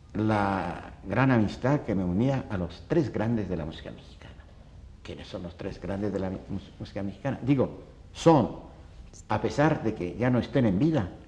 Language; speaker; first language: Spanish; early bilingual, other home language; Polish